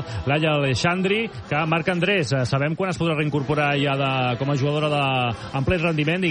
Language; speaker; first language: Catalan; native; Catalan